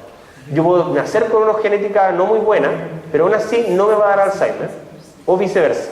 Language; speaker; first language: Spanish; native; Spanish